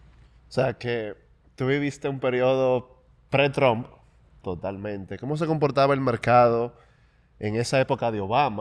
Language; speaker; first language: Spanish; native; Spanish